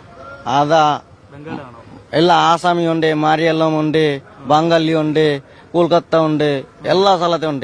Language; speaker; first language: Malayalam; non-native, learner; Bangla